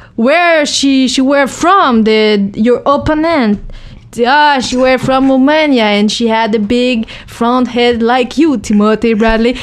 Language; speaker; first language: English; non-native, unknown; French